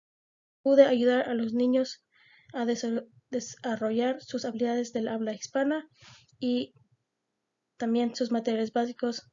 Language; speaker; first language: Spanish; early bilingual, heritage; Spanish